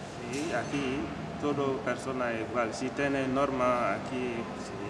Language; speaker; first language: Spanish; non-native, learner; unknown